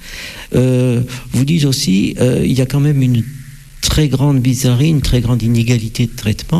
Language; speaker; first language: French; native; French